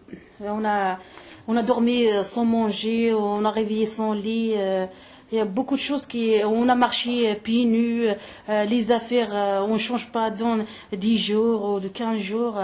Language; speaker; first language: French; early bilingual, other home language; Arabic